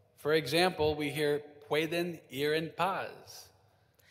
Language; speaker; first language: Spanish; non-native, learner; English